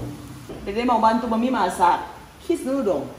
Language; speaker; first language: Indonesian; native; Indonesian